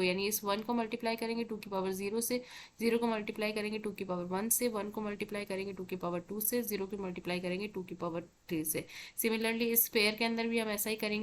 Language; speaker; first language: Hindi; native; Hindi